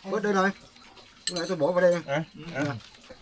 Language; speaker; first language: Vietnamese; native; Vietnamese